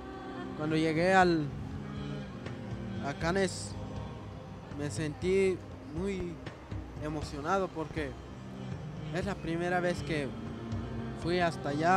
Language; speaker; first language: Spanish; non-native, local second language; Tzotzil